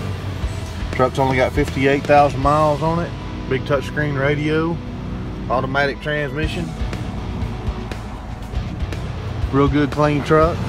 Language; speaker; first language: English; native; English